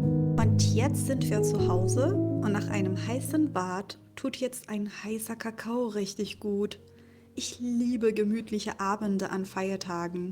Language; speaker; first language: German; non-native, fluent; Persian